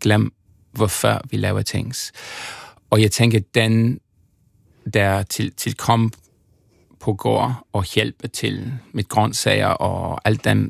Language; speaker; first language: Danish; non-native, fluent; English